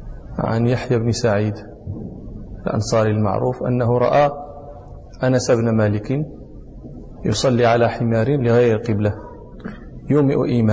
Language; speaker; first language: Arabic; native; Arabic